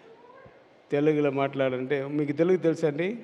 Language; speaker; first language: Telugu; non-native, learner; Tamil